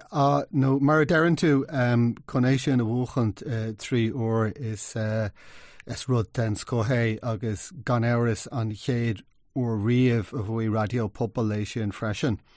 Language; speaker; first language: Irish; non-native, local second language; English